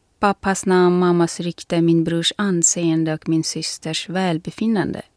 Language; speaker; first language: Swedish; non-native, fluent; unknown